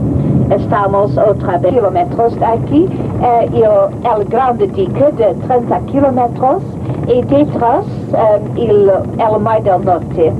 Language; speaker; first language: Spanish; non-native, learner; Dutch